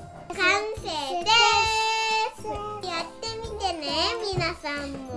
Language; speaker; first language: Japanese; early bilingual, heritage; Japanese